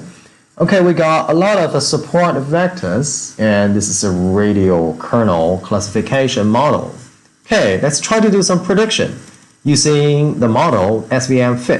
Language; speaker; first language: English; non-native, fluent; Chinese